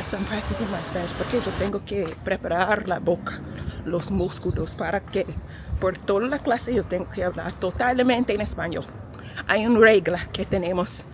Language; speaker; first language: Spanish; non-native, learner; English